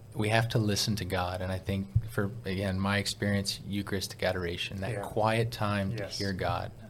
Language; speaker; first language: English; native; English